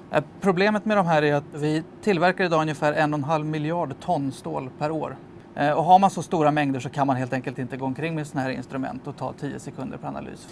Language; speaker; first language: Swedish; native; Swedish